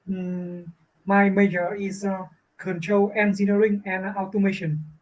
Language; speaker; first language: English; non-native, learner; Vietnamese